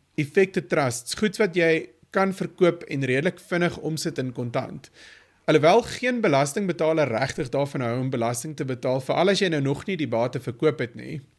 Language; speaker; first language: Afrikaans; native; Afrikaans